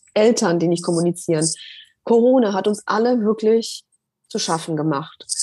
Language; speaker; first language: German; early bilingual, other home language; Polish